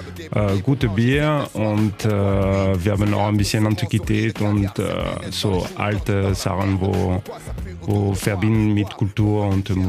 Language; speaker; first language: German; non-native, learner; French